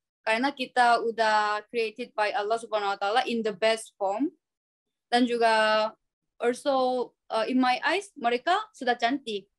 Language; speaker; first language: Indonesian; non-native, learner; Korean